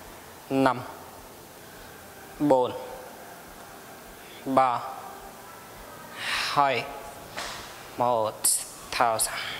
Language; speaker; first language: Vietnamese; non-native, learner; Hindi